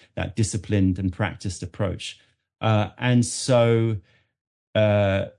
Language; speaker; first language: English; native; English